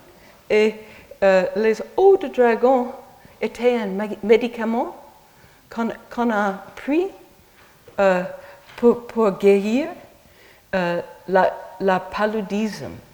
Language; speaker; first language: French; non-native, fluent; English